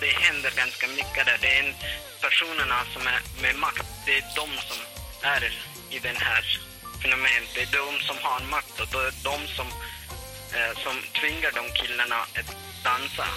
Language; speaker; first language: Swedish; non-native, fluent; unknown